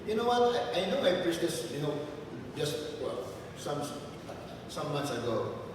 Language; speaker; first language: English; non-native, local second language; Filipino